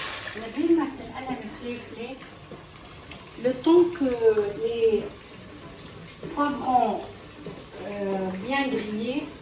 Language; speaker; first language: French; non-native, fluent; Arabic